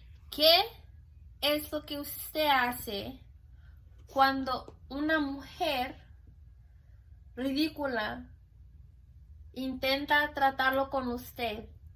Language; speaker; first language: Spanish; early bilingual, heritage; Spanish